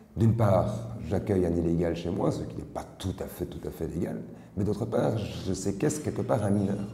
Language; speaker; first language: French; native; French